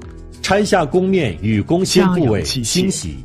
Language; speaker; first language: Chinese; native; Chinese